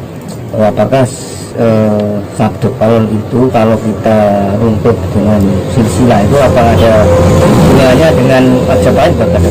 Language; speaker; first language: Indonesian; native; Indonesian